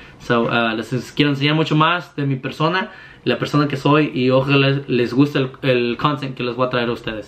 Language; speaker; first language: Spanish; early bilingual, heritage; Spanish